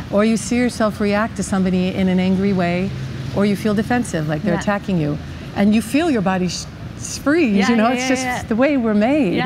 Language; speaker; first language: English; native; English